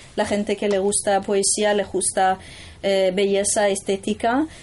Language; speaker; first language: Spanish; non-native, learner; Persian